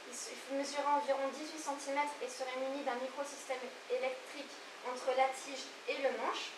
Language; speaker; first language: French; native; French